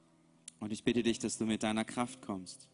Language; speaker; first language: German; native; German